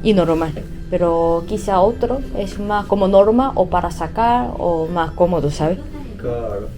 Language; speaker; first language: Spanish; non-native, learner; Korean